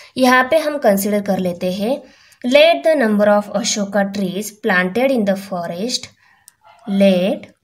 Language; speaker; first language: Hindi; non-native, local second language; Marathi